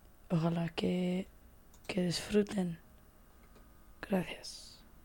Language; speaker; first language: Spanish; non-native, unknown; English